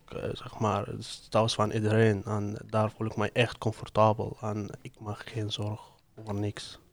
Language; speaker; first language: Dutch; non-native, fluent; Arabic